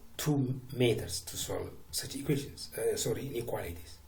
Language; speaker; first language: English; non-native, local second language; Amharic